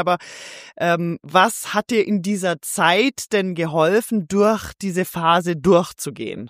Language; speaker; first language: German; native; German